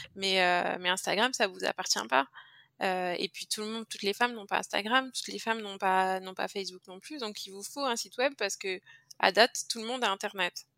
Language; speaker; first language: French; native; French